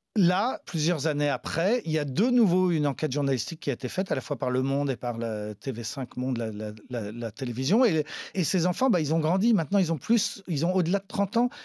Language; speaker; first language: French; native; French